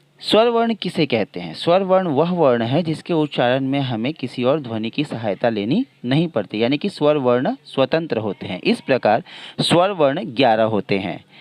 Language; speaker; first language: Hindi; non-native, local second language; Assamese